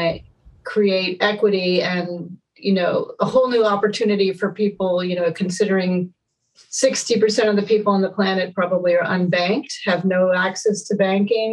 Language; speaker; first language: English; native; English